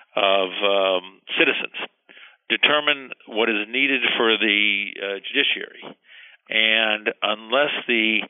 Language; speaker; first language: English; early bilingual, heritage; Spanish